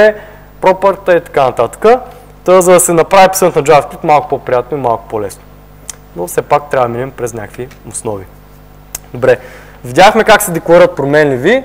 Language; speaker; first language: Bulgarian; native; Bulgarian